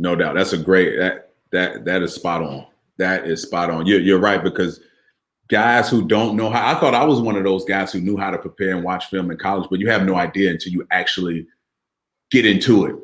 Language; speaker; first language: English; native; English